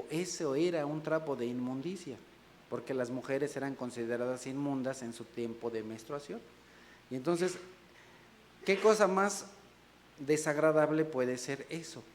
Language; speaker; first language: Spanish; native; Spanish